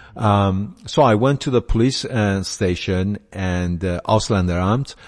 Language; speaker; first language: English; non-native, fluent; Persian